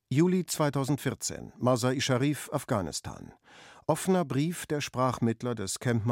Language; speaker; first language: German; native; German